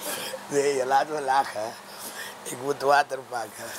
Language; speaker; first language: Dutch; non-native, fluent; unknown